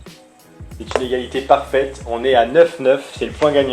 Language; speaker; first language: French; native; French